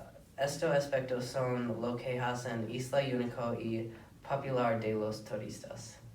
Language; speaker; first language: Spanish; non-native, learner; English